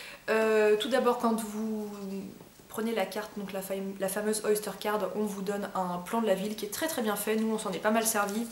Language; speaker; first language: French; native; French